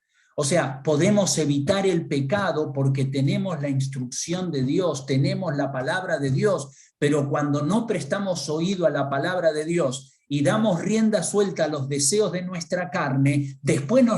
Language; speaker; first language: Spanish; native; Spanish